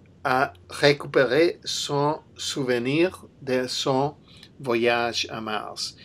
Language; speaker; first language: French; non-native, learner; English